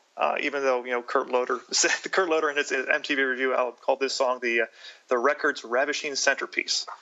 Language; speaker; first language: English; native; English